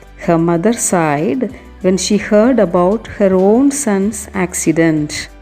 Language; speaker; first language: English; non-native, local second language; Tamil